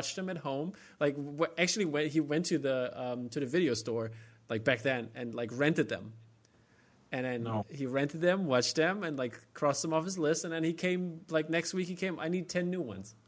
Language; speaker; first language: English; non-native, fluent; German